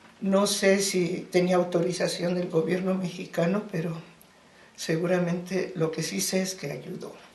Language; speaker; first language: Spanish; early bilingual, other home language; German